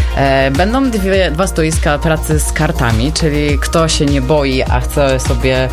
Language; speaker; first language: Polish; native; Polish